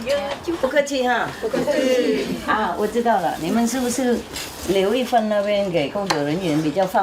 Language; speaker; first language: Chinese; non-native, fluent; Vietnamese